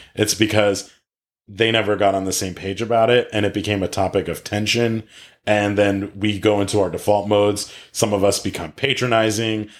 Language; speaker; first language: English; native; English